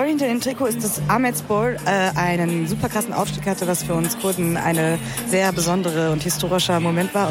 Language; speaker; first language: German; early bilingual, other home language; Kurdish